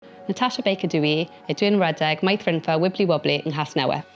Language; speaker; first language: Welsh; non-native, local second language; English